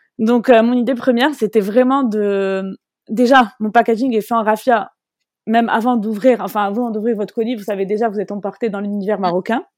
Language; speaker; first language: French; non-native, local second language; Arabic